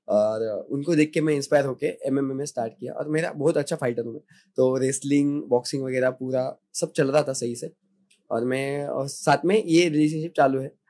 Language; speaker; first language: Hindi; non-native, local second language; Marathi